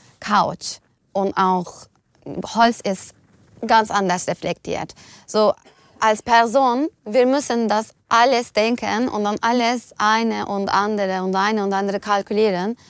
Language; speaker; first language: German; non-native, fluent; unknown